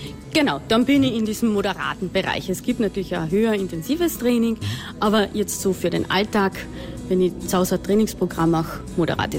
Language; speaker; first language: German; native; German